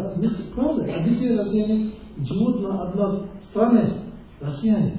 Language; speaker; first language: Russian; non-native, learner; Tibetan